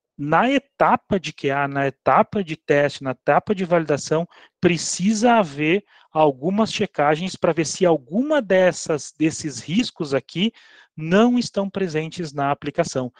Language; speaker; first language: Portuguese; native; Portuguese